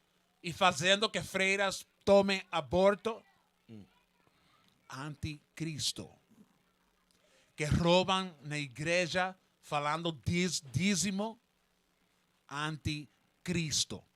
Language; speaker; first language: Portuguese; non-native, learner; Spanish